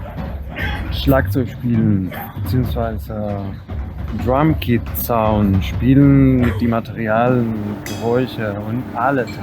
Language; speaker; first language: German; non-native, fluent; Spanish